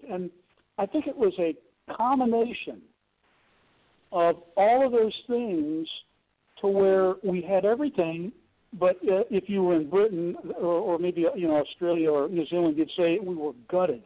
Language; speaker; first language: English; native; English